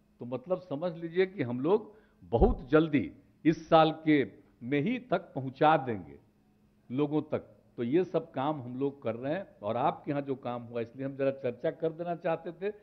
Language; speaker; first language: Hindi; native; Hindi